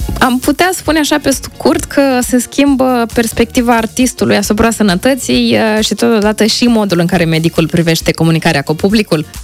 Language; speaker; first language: Romanian; native; Romanian